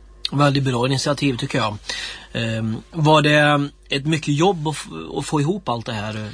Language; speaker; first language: Swedish; native; Swedish